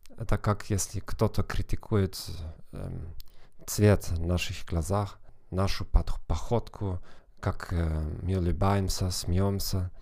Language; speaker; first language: Russian; non-native, fluent; German